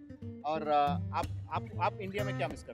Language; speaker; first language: Hindi; non-native, local second language; Telugu